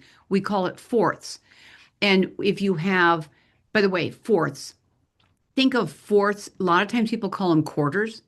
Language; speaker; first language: English; native; English